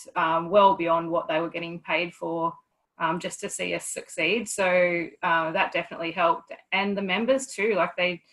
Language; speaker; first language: English; native; English